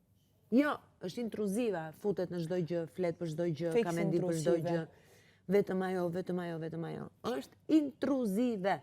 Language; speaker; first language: Albanian; native; Albanian